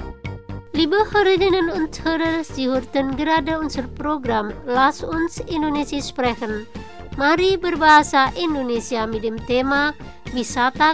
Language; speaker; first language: German; non-native, learner; Indonesian